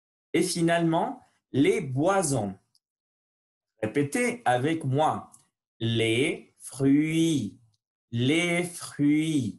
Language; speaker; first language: French; non-native, learner; Spanish